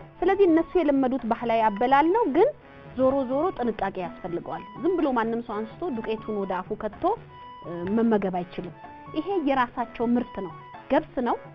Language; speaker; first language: Amharic; native; Amharic